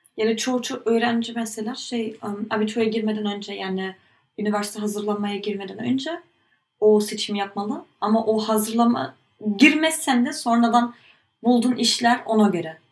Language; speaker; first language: Turkish; early bilingual, heritage; Turkish